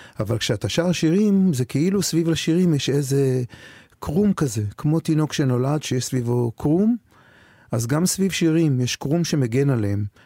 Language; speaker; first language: Hebrew; native; Hebrew